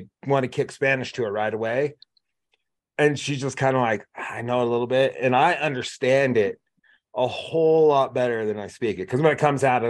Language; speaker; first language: English; native; English